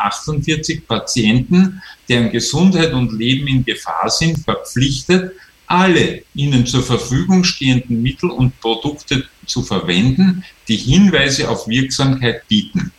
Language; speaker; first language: German; native; German